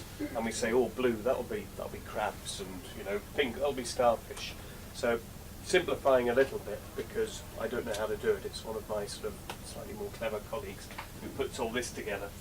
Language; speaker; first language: English; native; English